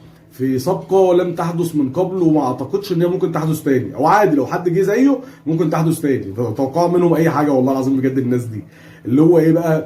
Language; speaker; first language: Arabic; native; Arabic